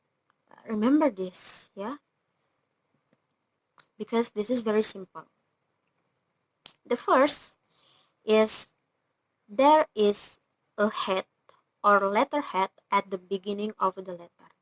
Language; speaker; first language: English; non-native, learner; Indonesian